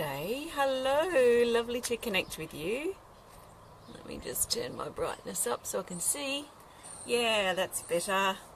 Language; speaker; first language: English; native; English